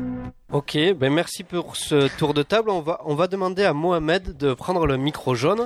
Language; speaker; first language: French; native; French